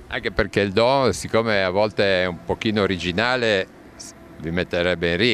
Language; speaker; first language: Italian; native; Italian